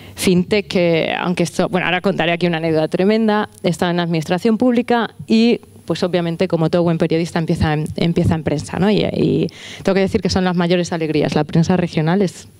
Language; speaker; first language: Spanish; native; Spanish